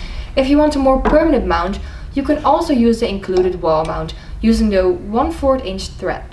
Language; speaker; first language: English; non-native, fluent; Dutch